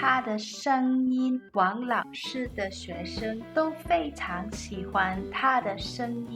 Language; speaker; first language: Chinese; non-native, learner; English